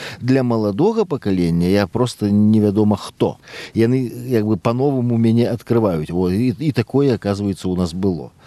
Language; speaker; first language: Belarusian; native; Belarusian